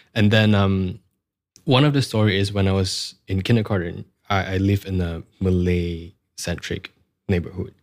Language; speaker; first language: English; non-native, local second language; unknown